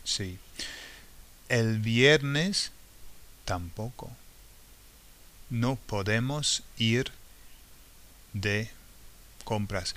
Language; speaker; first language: Spanish; non-native, fluent; English